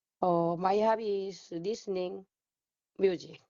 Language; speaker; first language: English; non-native, learner; Korean